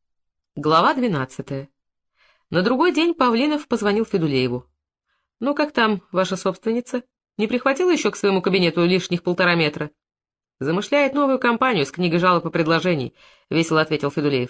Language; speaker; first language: Russian; native; Russian